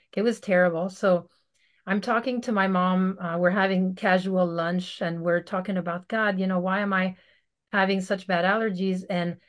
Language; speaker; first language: English; native; English